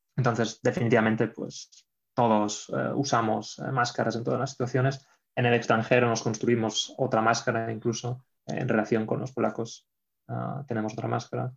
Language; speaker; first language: Spanish; non-native, local second language; Catalan